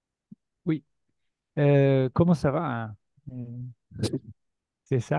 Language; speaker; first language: French; non-native, learner; Spanish